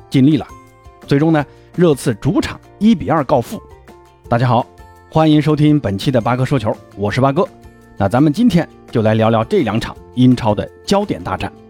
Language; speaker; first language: Chinese; native; Chinese